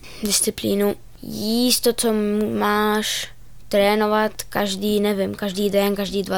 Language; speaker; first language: Czech; early bilingual, heritage; Czech